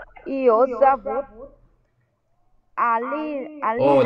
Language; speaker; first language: Russian; non-native, learner; Vietnamese